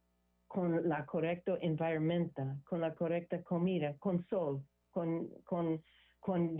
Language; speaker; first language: Spanish; non-native, learner; English